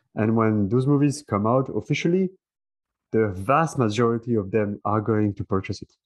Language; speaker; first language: English; non-native, fluent; French